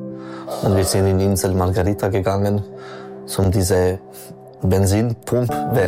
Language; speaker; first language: German; non-native, local second language; French